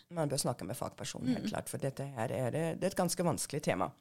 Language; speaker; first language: Norwegian; non-native, fluent; German